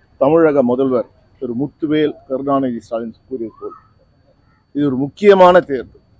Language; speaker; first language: Tamil; native; Tamil